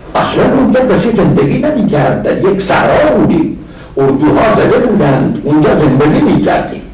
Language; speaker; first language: Persian; non-native, fluent; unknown